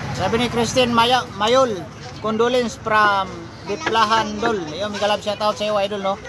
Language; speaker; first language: Filipino; non-native, local second language; Cebuano